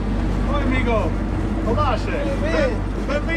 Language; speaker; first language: Portuguese; non-native, learner; English